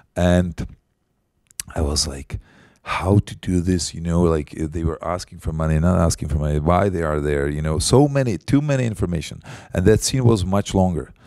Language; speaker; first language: English; non-native, fluent; Czech